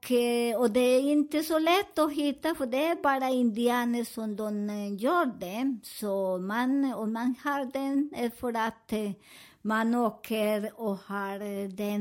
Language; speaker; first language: Swedish; non-native, learner; Spanish